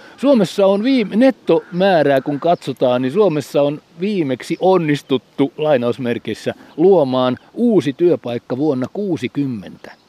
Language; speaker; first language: Finnish; native; Finnish